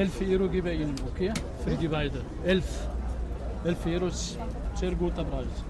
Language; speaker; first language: German; non-native, learner; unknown